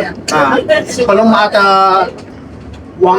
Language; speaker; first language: Indonesian; non-native, learner; Chinese